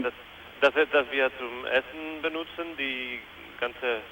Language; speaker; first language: German; non-native, fluent; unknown